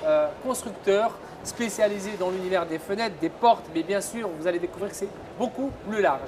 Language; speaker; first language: French; non-native, local second language; Arabic